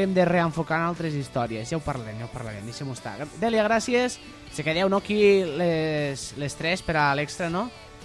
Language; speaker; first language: Catalan; native; Catalan